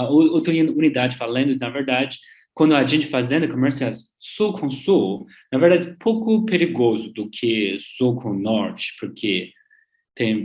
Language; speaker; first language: Portuguese; non-native, learner; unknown